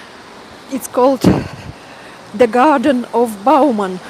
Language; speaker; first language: English; non-native, fluent; Russian